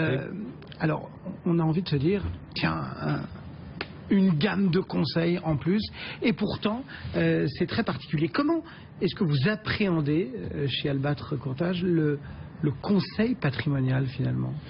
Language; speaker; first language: French; native; French